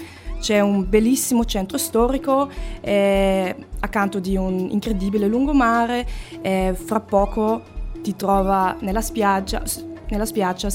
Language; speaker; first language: Italian; non-native, fluent; German